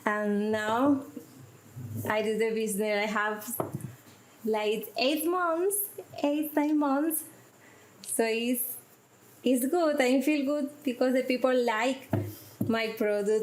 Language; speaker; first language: English; non-native, learner; Spanish